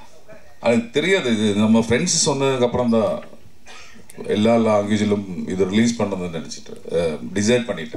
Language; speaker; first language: Tamil; non-native, learner; Malayalam